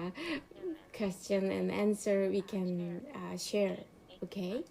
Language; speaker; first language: English; non-native, learner; Korean